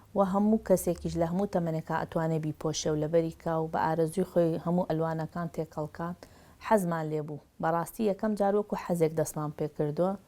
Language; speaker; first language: Central Kurdish; non-native, local second language; Gurani